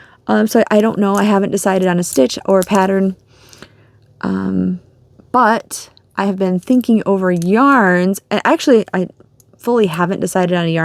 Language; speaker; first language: English; native; English